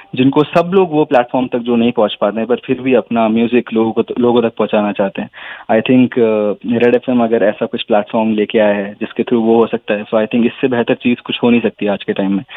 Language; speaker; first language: Hindi; native; Hindi